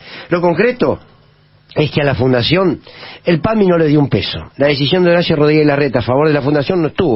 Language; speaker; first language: Spanish; native; Spanish